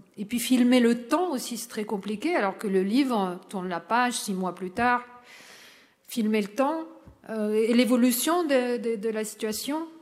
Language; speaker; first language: French; non-native, local second language; Arabic